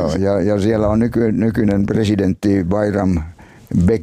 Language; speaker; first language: Finnish; native; Finnish